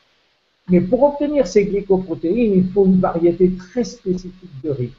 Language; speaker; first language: French; native; French